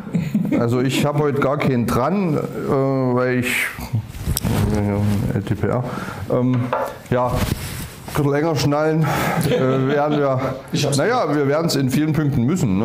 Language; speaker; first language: German; native; German